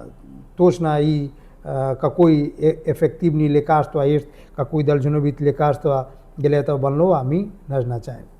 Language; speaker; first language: Russian; non-native, learner; Hindi